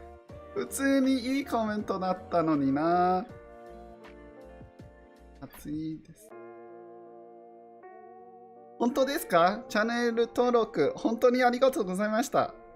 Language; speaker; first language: Japanese; non-native, learner; English